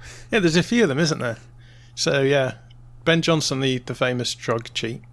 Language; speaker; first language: English; native; English